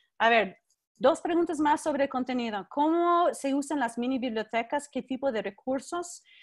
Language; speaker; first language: Spanish; non-native, fluent; English